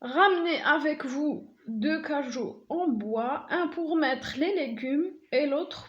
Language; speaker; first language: French; non-native, local second language; Arabic